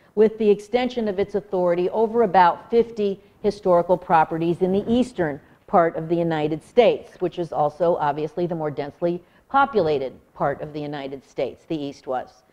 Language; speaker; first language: English; native; English